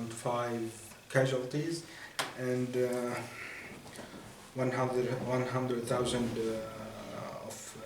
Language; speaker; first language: English; non-native, learner; Arabic